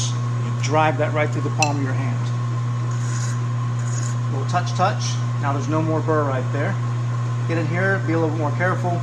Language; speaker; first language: English; native; English